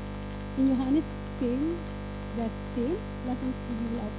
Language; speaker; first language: German; non-native, fluent; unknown